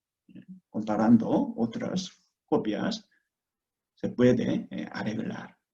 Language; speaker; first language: Spanish; non-native, fluent; Korean